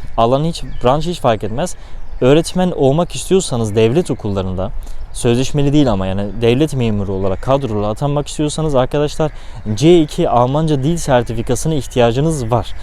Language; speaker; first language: Turkish; early bilingual, heritage; Turkish